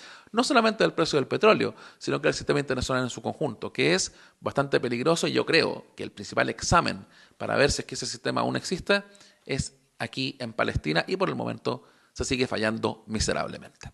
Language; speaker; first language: Spanish; native; Spanish